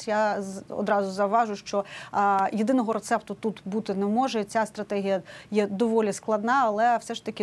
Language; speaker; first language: Ukrainian; native; Ukrainian